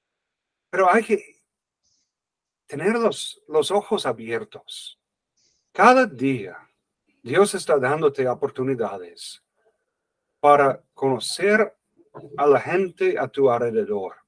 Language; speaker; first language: Spanish; non-native, fluent; English